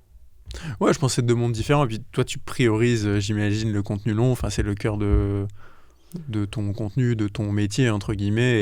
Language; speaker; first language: French; native; French